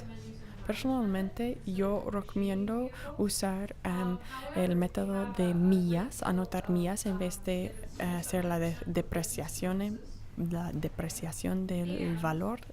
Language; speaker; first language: Spanish; non-native, fluent; English